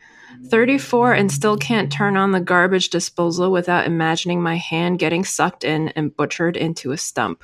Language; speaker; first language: English; early bilingual, other home language; Chinese